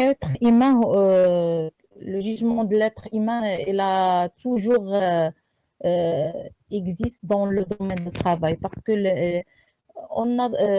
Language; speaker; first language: French; non-native, learner; Arabic